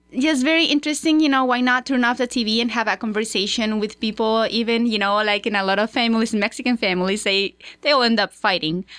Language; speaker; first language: English; non-native, fluent; Spanish